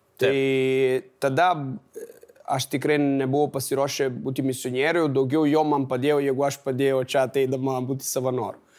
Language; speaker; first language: Lithuanian; non-native, fluent; Italian